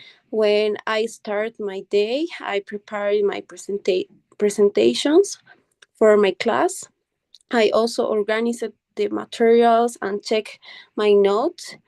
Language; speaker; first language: English; non-native, learner; Spanish